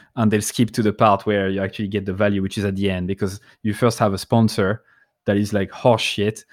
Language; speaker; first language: English; non-native, fluent; French